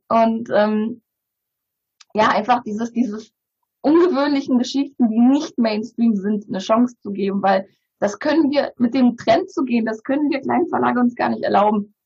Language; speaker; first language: German; early bilingual, other home language; Bulgarian